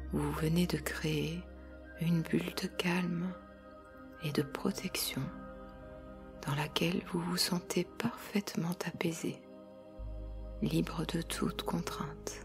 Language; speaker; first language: French; native; French